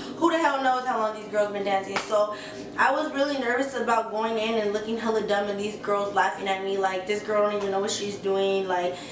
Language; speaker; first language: English; native; English